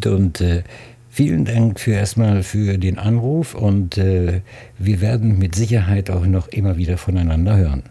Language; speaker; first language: German; native; German